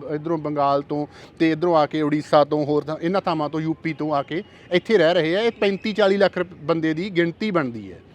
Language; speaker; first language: Punjabi; native; Punjabi